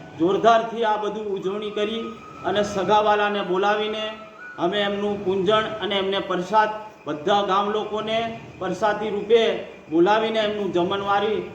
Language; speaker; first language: Gujarati; non-native, local second language; Rathawi